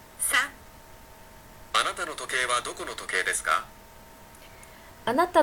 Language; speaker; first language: Japanese; non-native, fluent; Chinese